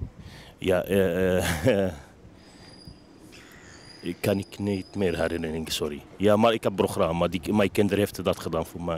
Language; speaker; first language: Dutch; non-native, learner; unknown